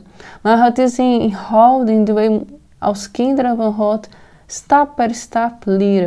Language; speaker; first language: Dutch; non-native, fluent; Portuguese